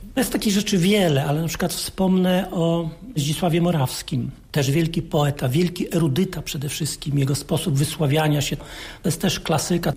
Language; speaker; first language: Polish; native; Polish